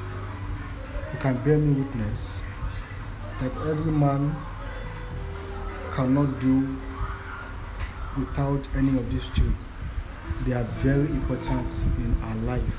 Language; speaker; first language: English; non-native, local second language; Yoruba